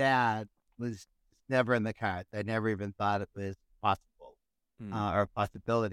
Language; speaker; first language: English; native; English